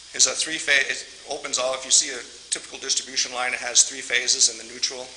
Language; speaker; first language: English; native; English